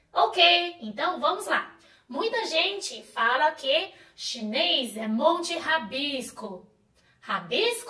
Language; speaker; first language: Portuguese; non-native, fluent; Chinese